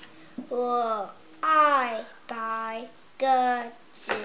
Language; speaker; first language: Chinese; early bilingual, heritage; Chinese